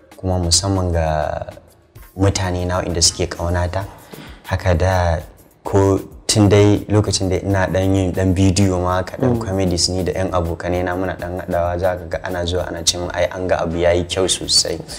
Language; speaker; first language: Hausa; native; Hausa